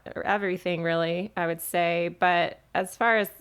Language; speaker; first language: English; native; English